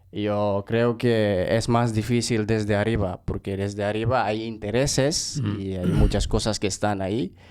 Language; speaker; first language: Spanish; non-native, fluent; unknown